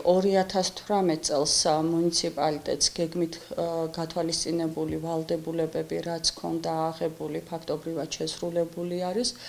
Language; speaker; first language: Georgian; native; Georgian